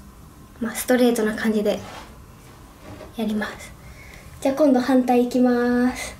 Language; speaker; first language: Japanese; native; Japanese